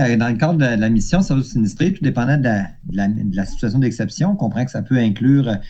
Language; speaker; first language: French; native; French